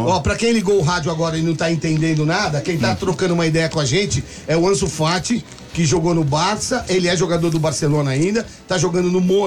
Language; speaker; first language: Portuguese; native; Portuguese